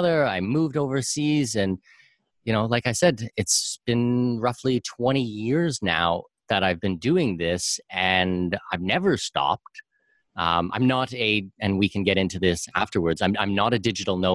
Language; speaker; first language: English; native; English